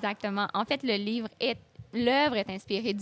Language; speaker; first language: French; native; French